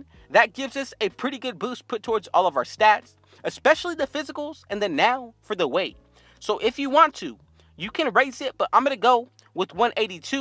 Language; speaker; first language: English; native; English